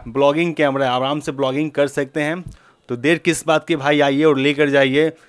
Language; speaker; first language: Hindi; native; Hindi